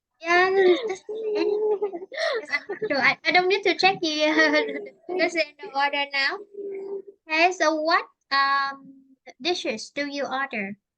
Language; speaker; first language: English; non-native, fluent; Vietnamese